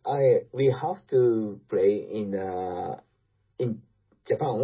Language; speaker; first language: English; non-native, learner; Japanese